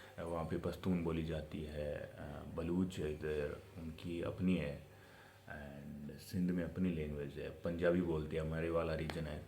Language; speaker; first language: Hindi; non-native, local second language; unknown